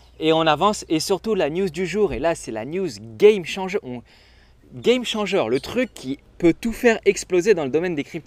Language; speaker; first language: French; native; French